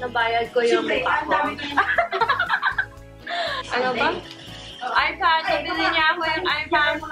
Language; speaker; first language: Filipino; early bilingual, heritage; English